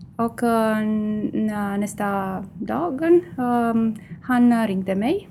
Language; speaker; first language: Swedish; non-native, learner; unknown